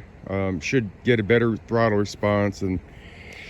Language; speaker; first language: English; native; English